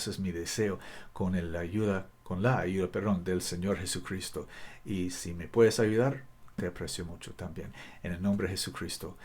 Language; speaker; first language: Spanish; non-native, fluent; English